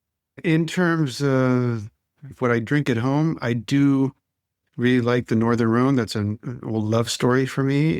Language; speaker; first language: English; non-native, fluent; French